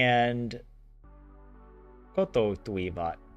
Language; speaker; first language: Finnish; non-native, learner; English